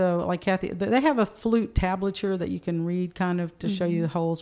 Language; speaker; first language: English; early bilingual, other home language; Spanish